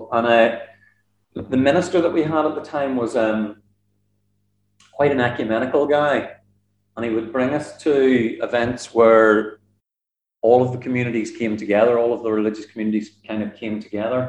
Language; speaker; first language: English; native; English